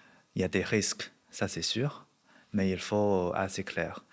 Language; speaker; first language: French; non-native, learner; Chinese